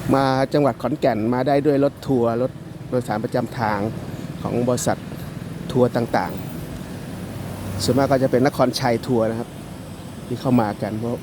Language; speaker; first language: Thai; native; Thai